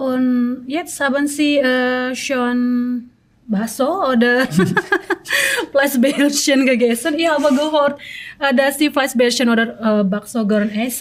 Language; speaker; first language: German; non-native, learner; Indonesian